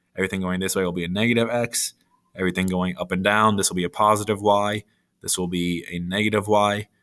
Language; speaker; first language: English; native; English